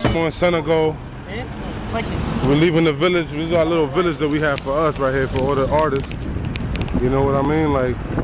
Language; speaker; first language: English; early bilingual, other home language; Spanish